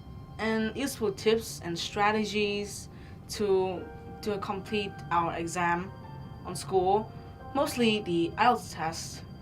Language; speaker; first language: English; non-native, learner; Vietnamese